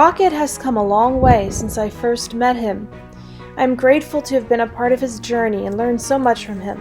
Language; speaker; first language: English; native; English